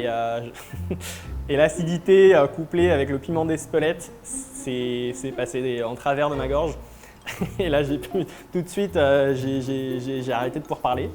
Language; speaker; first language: French; native; French